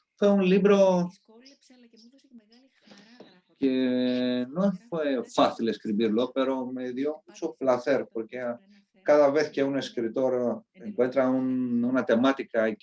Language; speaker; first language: Spanish; non-native, fluent; Greek